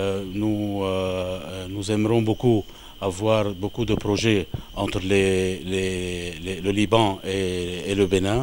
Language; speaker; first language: French; non-native, local second language; Arabic